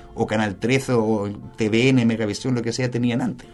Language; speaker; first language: Spanish; early bilingual, other home language; German